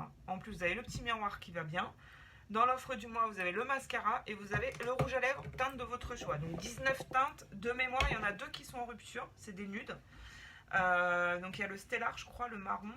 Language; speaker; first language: French; native; French